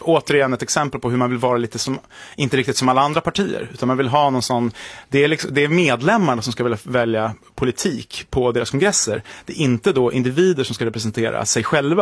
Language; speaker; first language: Swedish; native; Swedish